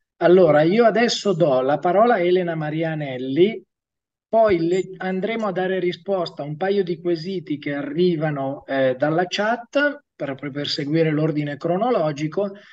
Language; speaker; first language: Italian; native; Italian